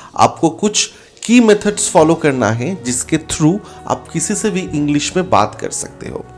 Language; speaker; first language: Hindi; non-native, local second language; Bangla